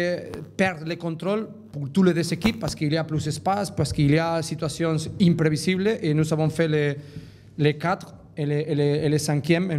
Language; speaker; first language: French; non-native, learner; Spanish